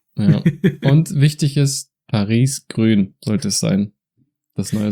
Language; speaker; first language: German; native; German